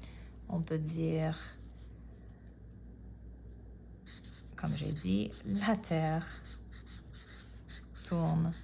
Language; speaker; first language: French; non-native, fluent; English